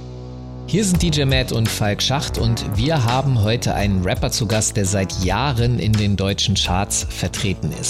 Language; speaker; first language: German; native; German